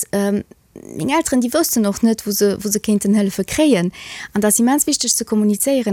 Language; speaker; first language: Luxembourgish; early bilingual, other home language; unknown